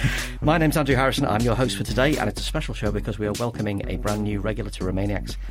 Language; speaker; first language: English; native; English